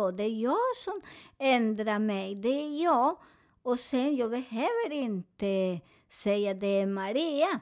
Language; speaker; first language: Swedish; non-native, learner; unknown